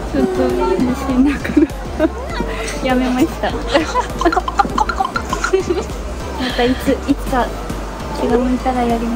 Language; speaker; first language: Japanese; native; Japanese